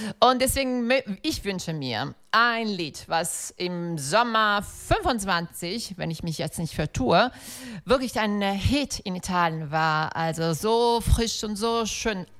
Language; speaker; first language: German; non-native, fluent; Italian